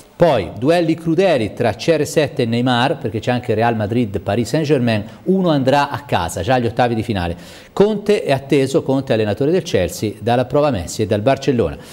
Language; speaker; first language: Italian; native; Italian